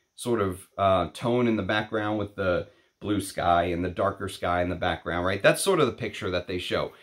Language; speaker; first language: English; non-native, fluent; Arabic